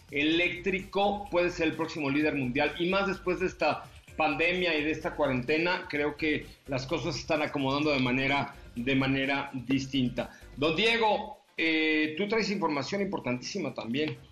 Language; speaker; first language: Spanish; native; Spanish